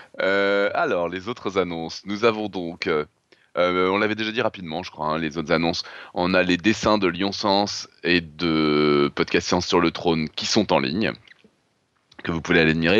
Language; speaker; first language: French; native; French